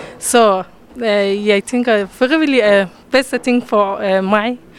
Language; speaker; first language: Danish; non-native, learner; Persian